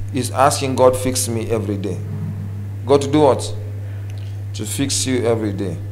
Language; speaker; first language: English; non-native, local second language; Swahili